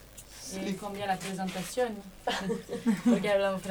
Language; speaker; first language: Spanish; non-native, learner; French